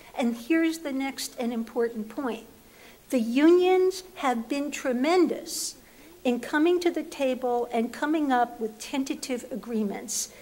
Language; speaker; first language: English; native; English